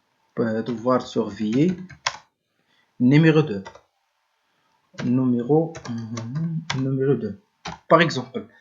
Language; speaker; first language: French; non-native, learner; Arabic